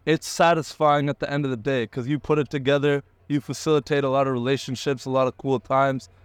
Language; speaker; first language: English; early bilingual, other home language; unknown